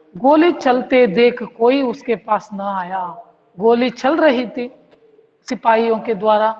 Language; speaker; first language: Hindi; non-native, local second language; Kannada